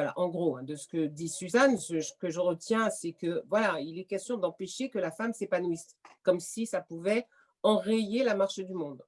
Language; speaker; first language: French; native; French